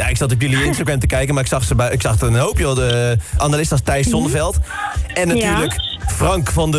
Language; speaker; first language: Dutch; native; Dutch